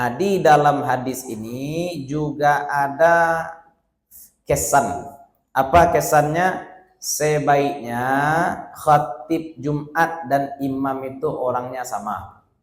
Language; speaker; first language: Malay; non-native, local second language; Minangkabau